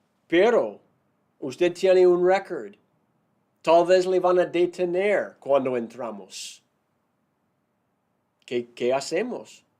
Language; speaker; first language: Spanish; non-native, fluent; English